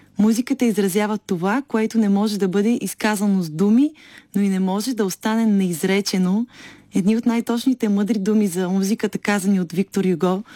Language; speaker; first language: Bulgarian; native; Bulgarian